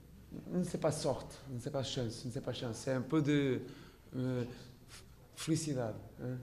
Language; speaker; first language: French; non-native, learner; Portuguese